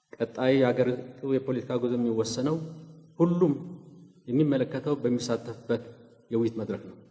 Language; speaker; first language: Amharic; non-native, local second language; Tigrinya